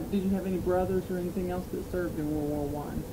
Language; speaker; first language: English; native; English